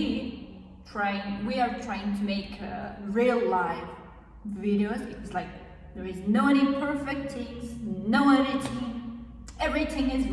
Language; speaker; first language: English; non-native, learner; Kazakh